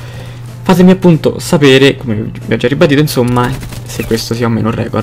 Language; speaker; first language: Italian; native; Italian